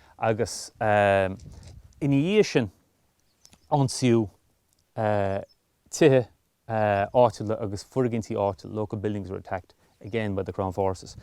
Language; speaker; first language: Irish; native; Irish